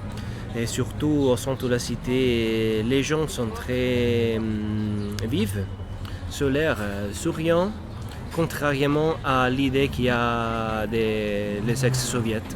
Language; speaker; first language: French; non-native, fluent; Italian